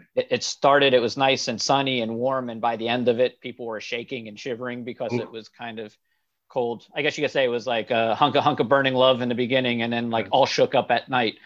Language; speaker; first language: English; native; English